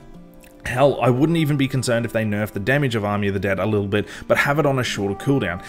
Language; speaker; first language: English; native; English